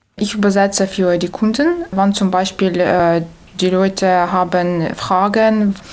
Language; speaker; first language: German; non-native, learner; Ukrainian